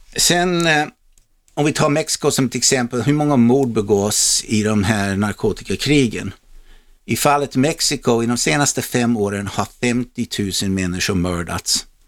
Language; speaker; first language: Swedish; non-native, fluent; English